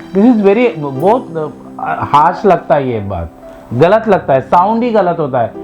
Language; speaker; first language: Hindi; non-native, local second language; Malayalam